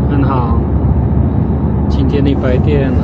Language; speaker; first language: Chinese; non-native, fluent; Polish